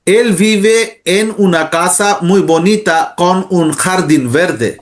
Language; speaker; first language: Spanish; non-native, learner; Bangla